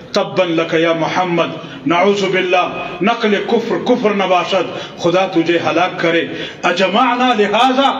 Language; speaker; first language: Urdu; non-native, local second language; Pashto